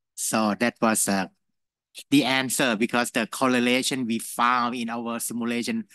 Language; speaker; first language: English; non-native, fluent; Thai